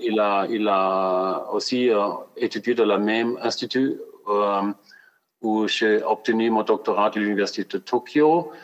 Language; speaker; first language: French; non-native, fluent; German